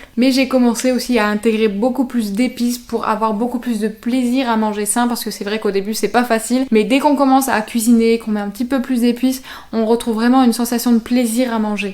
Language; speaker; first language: French; native; French